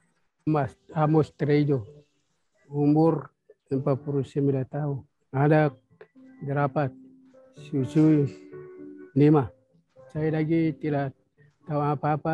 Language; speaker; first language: Indonesian; non-native, local second language; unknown